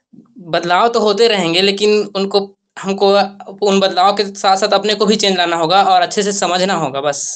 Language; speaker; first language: Hindi; native; Hindi